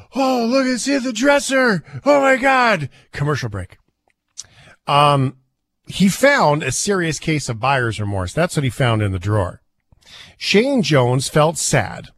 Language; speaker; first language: English; native; English